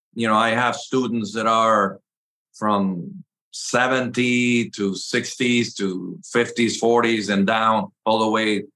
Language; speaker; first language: English; early bilingual, other home language; Spanish